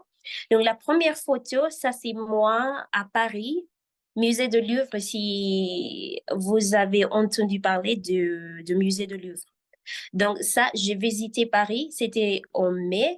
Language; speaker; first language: French; non-native, fluent; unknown